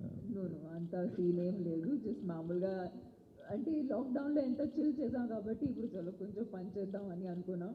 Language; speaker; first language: Telugu; non-native, fluent; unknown